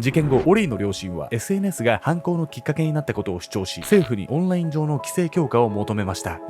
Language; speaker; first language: Japanese; native; Japanese